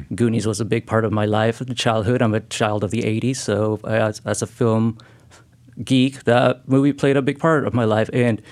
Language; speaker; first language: English; non-native, fluent; Spanish